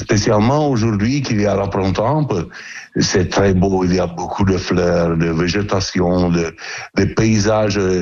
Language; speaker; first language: French; non-native, learner; Italian